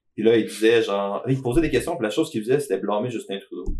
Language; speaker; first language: French; native; French